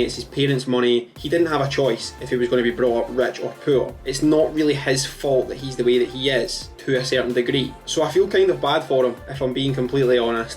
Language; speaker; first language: English; native; English